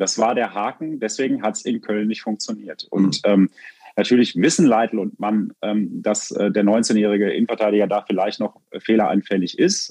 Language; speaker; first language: German; native; German